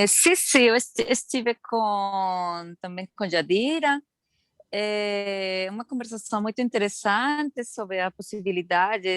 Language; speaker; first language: Portuguese; non-native, learner; Spanish